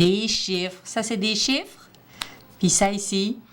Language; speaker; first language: French; native; French